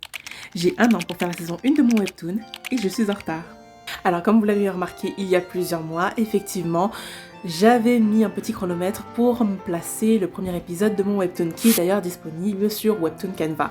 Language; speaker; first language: French; native; French